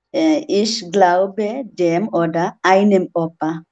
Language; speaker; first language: German; non-native, learner; Bangla